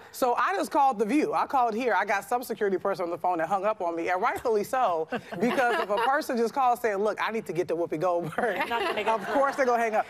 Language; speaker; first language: English; native; English